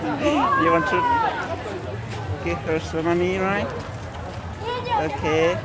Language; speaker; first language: English; non-native, learner; Hmong